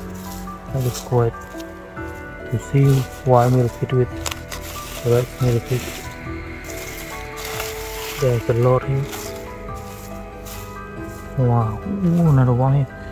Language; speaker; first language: English; non-native, learner; Khmer